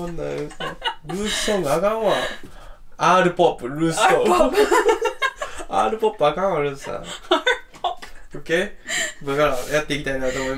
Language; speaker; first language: Japanese; native; Japanese